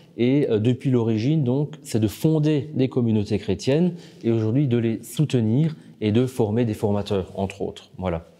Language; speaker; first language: French; native; French